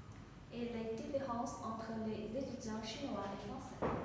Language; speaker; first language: French; non-native, learner; Chinese